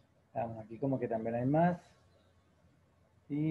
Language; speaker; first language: Spanish; native; Spanish